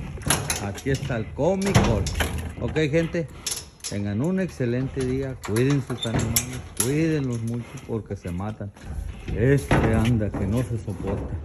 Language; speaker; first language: Spanish; native; Spanish